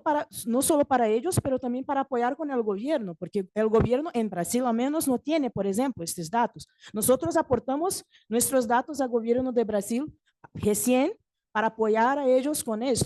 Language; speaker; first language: Spanish; non-native, fluent; Portuguese